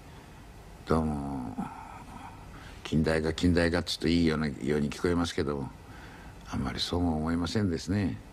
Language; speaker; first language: Japanese; native; Japanese